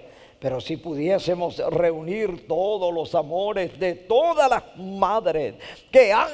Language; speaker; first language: Spanish; native; Spanish